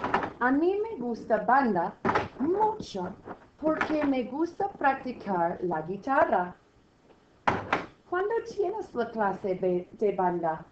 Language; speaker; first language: Spanish; non-native, fluent; English